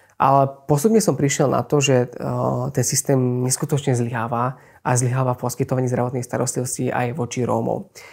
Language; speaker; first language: Slovak; non-native, local second language; Hungarian